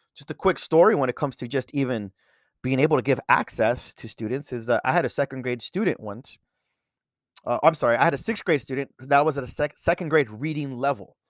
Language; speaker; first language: English; native; English